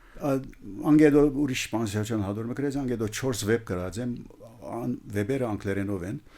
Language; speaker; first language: Armenian; early bilingual, heritage; Armenian